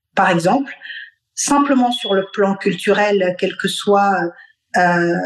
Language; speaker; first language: French; non-native, local second language; Bambara